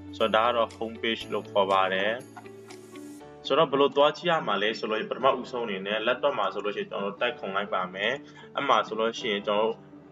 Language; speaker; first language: Burmese; non-native, local second language; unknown